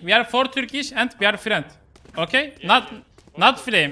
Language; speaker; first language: English; non-native, learner; Turkish